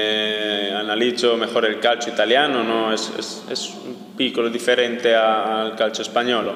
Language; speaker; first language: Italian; non-native, learner; Spanish